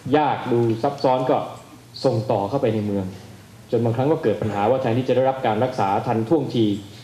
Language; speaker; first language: Thai; native; Thai